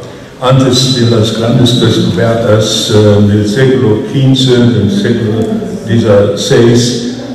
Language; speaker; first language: Spanish; non-native, fluent; German